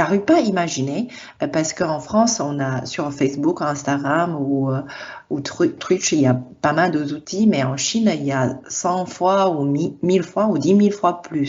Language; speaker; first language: French; non-native, fluent; Chinese